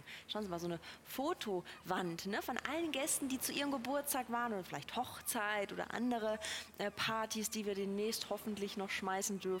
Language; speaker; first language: German; native; German